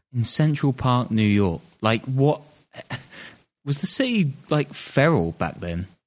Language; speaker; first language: English; native; English